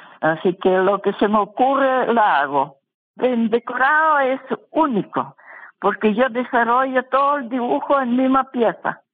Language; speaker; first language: Spanish; non-native, fluent; Russian